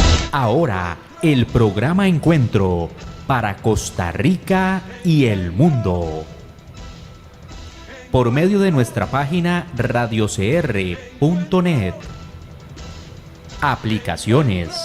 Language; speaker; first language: Spanish; native; Spanish